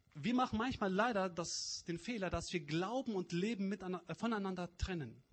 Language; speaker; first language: German; native; German